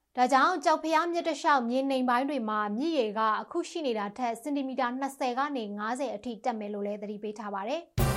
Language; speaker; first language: Burmese; native; Burmese